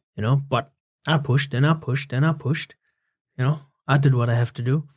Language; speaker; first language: English; native; English